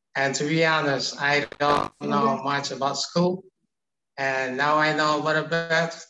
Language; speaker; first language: English; non-native, fluent; Indonesian